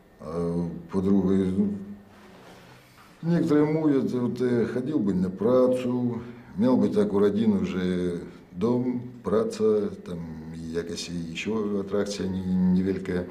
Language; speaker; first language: Polish; non-native, learner; Russian